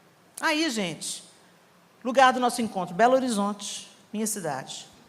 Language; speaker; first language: Portuguese; native; Portuguese